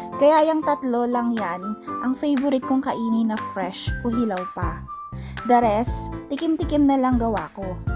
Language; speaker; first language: Filipino; native; Filipino